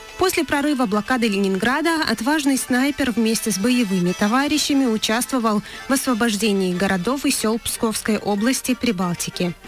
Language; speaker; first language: Russian; non-native, local second language; Chechen